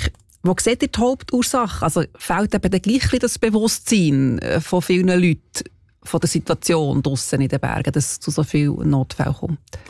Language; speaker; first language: German; native; German